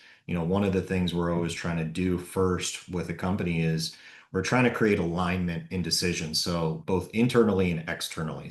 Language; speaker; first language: English; native; English